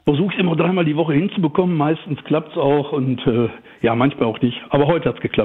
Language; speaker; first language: German; native; German